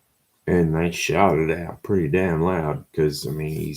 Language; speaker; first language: English; native; English